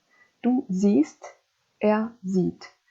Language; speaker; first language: German; non-native, fluent; French